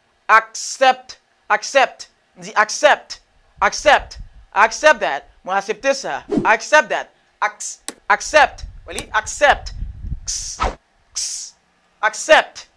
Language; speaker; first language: English; non-native, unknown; Haitian Creole